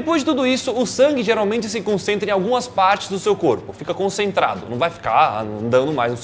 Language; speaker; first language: Portuguese; native; Portuguese